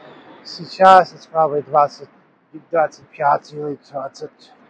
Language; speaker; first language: Russian; non-native, learner; English